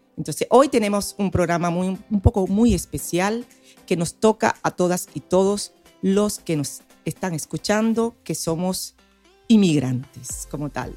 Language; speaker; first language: Spanish; native; Spanish